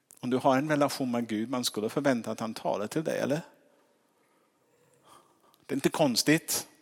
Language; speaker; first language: Swedish; non-native, fluent; English